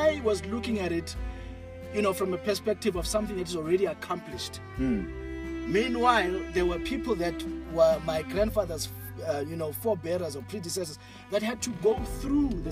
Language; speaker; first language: English; non-native, local second language; Xhosa